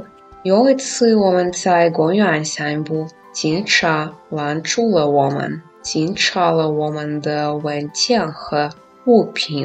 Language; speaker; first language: Chinese; non-native, learner; Russian